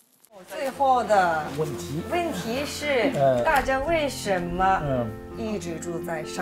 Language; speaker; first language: Chinese; non-native, fluent; Japanese